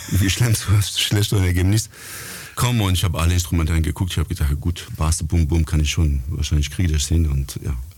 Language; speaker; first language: German; non-native, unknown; French